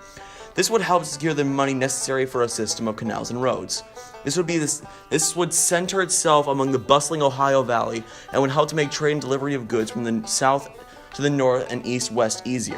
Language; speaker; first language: English; native; English